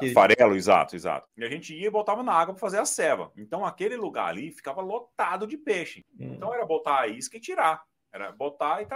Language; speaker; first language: Portuguese; native; Portuguese